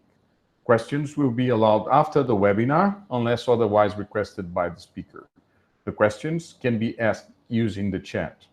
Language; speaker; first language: English; non-native, fluent; Portuguese